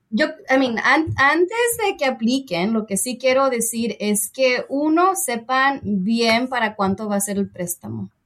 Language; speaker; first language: Spanish; early bilingual, heritage; Spanish